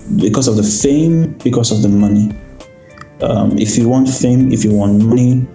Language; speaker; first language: English; non-native, local second language; Yoruba